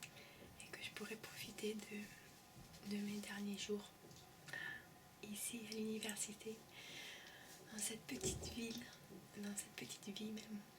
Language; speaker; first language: French; early bilingual, heritage; French